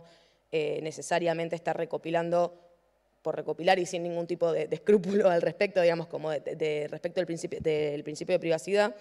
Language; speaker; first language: Spanish; native; Spanish